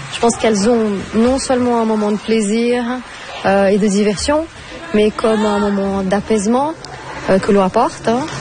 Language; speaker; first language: French; non-native, fluent; Portuguese